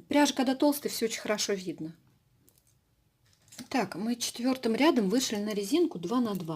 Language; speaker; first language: Russian; native; Russian